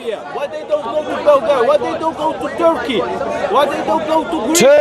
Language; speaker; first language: English; non-native, fluent; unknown